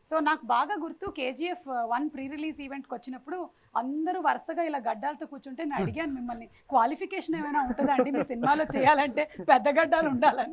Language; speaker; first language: Telugu; native; Telugu